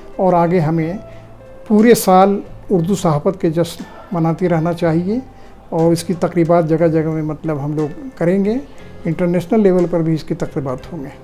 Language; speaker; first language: Urdu; native; Urdu